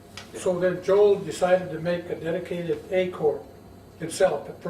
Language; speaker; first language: English; native; English